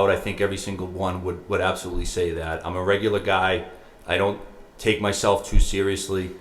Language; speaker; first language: English; native; English